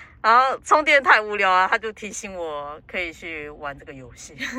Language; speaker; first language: Chinese; native; Chinese